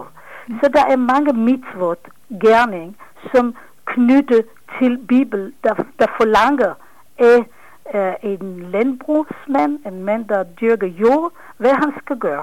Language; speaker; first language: Danish; non-native, fluent; Hebrew